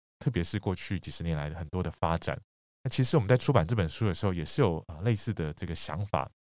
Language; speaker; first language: Chinese; native; Chinese